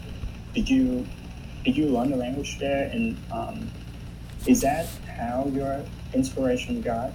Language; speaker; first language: English; non-native, fluent; Vietnamese